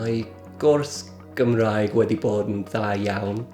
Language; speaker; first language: Welsh; non-native, learner; English